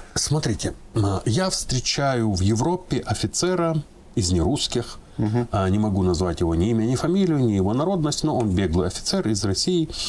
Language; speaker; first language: Russian; non-native, local second language; Ingush